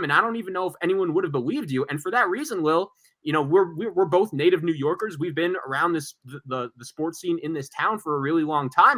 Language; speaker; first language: English; native; English